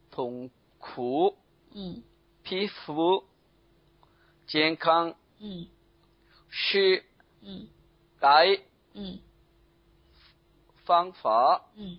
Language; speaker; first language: Chinese; non-native, learner; Korean